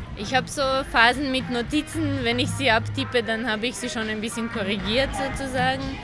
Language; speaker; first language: German; non-native, fluent; Serbian